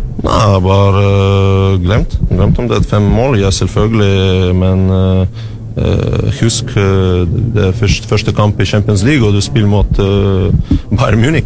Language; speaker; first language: Norwegian; non-native, learner; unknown